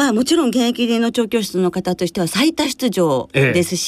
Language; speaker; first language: Japanese; native; Japanese